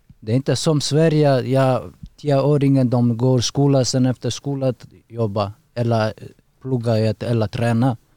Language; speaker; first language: Swedish; non-native, learner; Persian